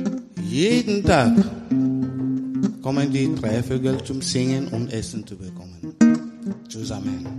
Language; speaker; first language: German; non-native, learner; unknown